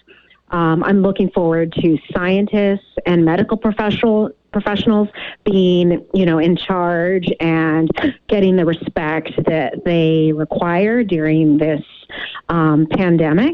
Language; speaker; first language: English; native; English